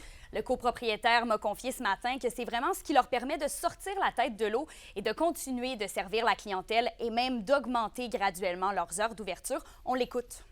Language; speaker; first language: French; native; French